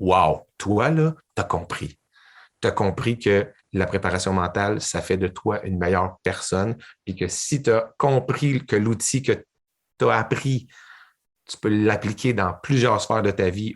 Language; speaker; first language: French; native; French